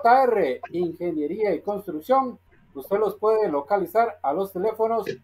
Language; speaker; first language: Spanish; native; Spanish